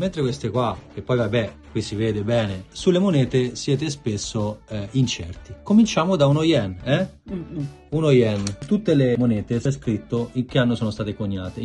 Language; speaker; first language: Italian; native; Italian